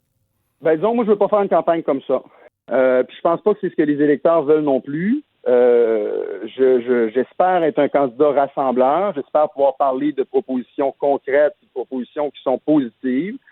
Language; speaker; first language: French; native; French